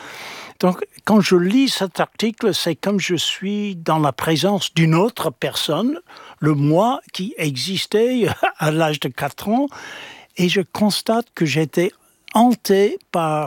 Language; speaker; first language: French; non-native, fluent; English